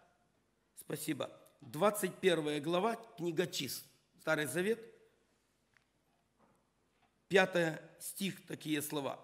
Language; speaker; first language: Russian; non-native, local second language; Ukrainian